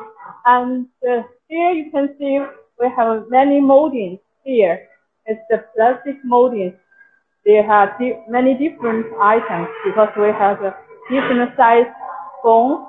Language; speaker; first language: English; non-native, local second language; Chinese